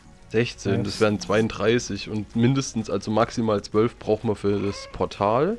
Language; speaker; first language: German; native; German